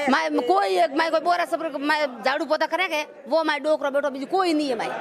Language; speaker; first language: Hindi; native; Hindi